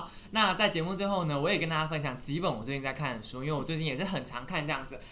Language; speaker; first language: Chinese; native; Chinese